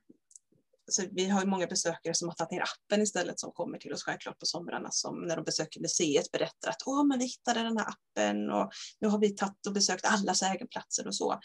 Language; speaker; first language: Swedish; native; Swedish